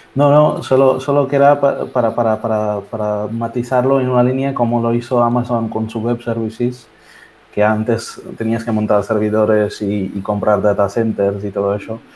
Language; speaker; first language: Spanish; non-native, fluent; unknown